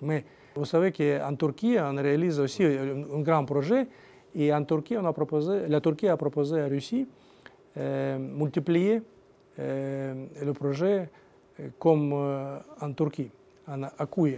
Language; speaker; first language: French; non-native, learner; Russian